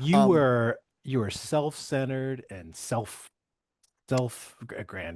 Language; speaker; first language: English; native; English